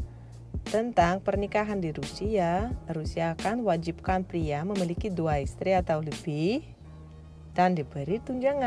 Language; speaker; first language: Indonesian; non-native, fluent; Russian